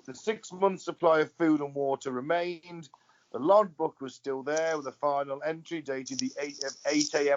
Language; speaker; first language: English; native; English